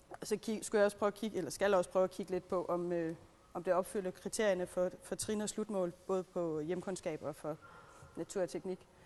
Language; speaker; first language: Danish; native; Danish